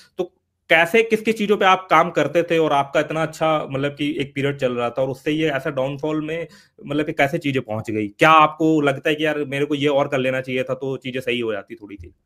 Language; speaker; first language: Hindi; native; Hindi